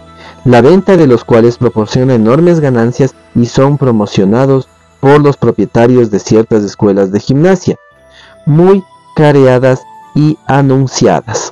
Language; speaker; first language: Spanish; native; Spanish